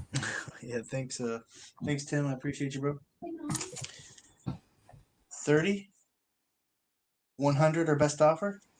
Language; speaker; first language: English; native; English